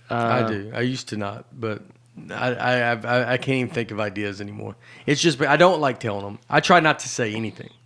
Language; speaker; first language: English; native; English